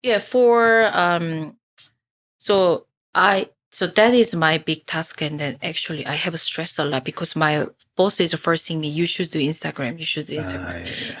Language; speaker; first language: English; non-native, fluent; Korean